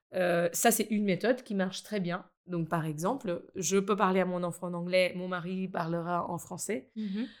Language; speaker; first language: French; non-native, fluent; Gujarati